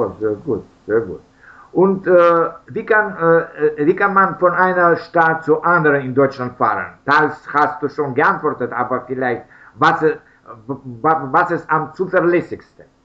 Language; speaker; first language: German; non-native, learner; Russian